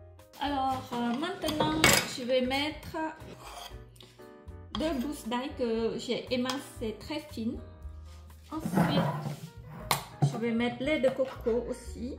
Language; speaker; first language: French; non-native, fluent; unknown